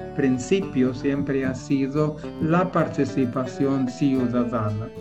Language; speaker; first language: Spanish; non-native, fluent; English